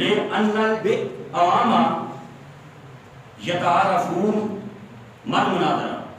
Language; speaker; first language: Arabic; non-native, learner; Urdu